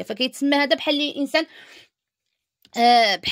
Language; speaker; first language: Arabic; native; Arabic